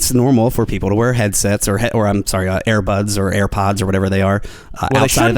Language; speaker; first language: English; native; English